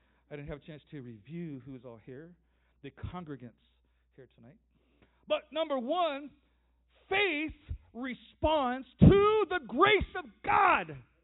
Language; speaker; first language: English; native; English